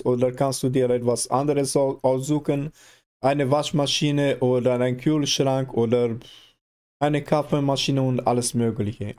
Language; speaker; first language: German; non-native, learner; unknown